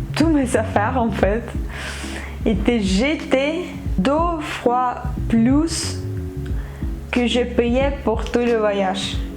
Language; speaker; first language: French; non-native, fluent; Ukrainian